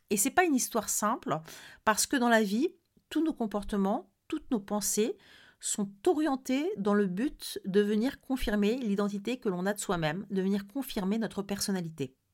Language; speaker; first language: French; native; French